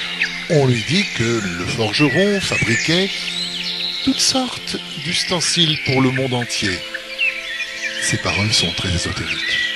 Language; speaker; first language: French; native; French